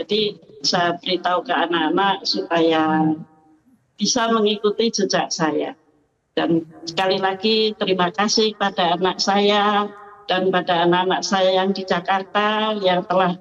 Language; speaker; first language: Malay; non-native, local second language; Javanese